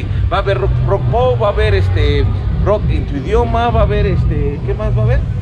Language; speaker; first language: Spanish; native; Spanish